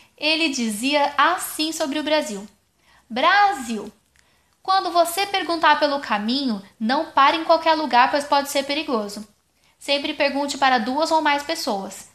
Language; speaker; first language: Portuguese; non-native, fluent; German